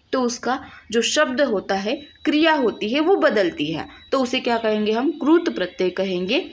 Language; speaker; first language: Hindi; non-native, local second language; Marathi